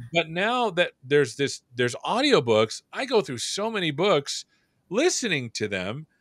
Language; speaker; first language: English; native; English